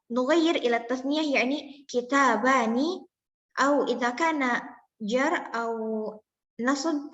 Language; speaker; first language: Arabic; non-native, learner; Indonesian